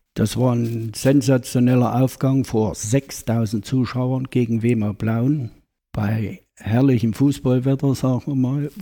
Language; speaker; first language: German; native; German